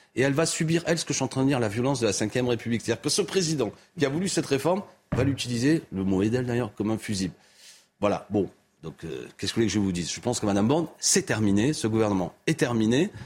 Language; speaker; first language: French; native; French